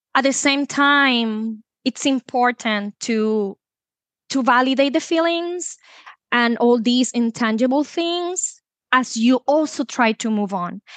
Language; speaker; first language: English; non-native, fluent; Spanish